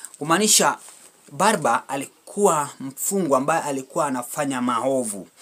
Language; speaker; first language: Swahili; non-native, local second language; Luo (Kenya and Tanzania)